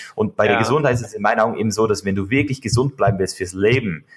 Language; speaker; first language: German; native; German